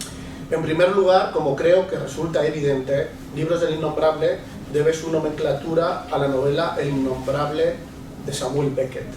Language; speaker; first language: Spanish; native; Spanish